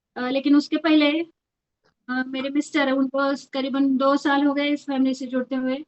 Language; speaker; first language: Hindi; non-native, local second language; Marathi